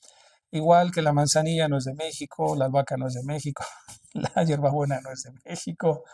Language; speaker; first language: Spanish; native; Spanish